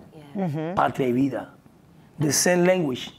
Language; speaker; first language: English; non-native, learner; Spanish